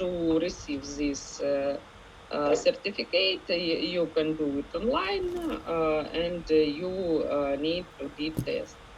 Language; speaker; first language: English; non-native, learner; Ukrainian